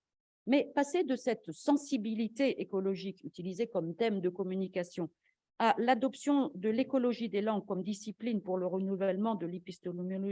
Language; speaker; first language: French; native; French